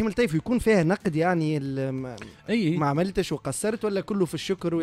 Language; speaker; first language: Arabic; native; Arabic